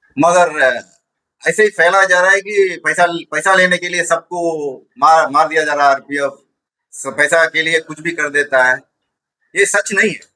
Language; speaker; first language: Hindi; non-native, local second language; Tamil